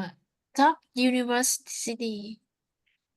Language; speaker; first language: English; non-native, learner; Vietnamese